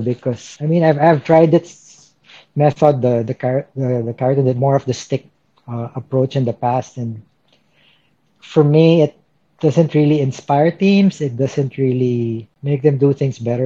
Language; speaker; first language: English; non-native, local second language; Filipino